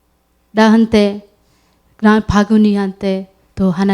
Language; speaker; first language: Korean; non-native, learner; Urdu